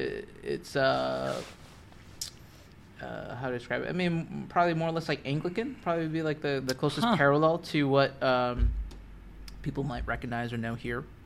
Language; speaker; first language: English; native; English